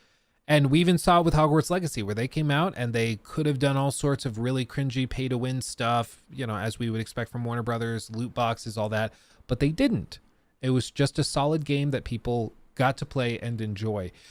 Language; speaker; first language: English; native; English